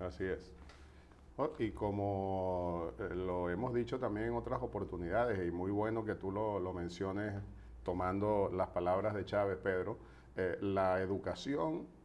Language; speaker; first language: Spanish; native; Spanish